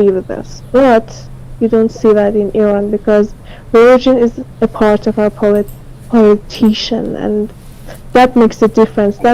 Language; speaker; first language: English; non-native, fluent; Persian